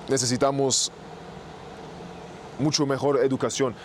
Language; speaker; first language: Spanish; non-native, learner; German